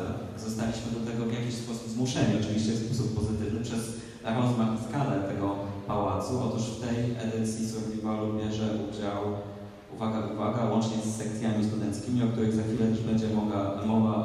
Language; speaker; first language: Polish; native; Polish